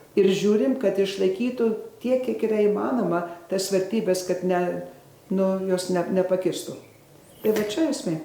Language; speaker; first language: Lithuanian; early bilingual, heritage; Lithuanian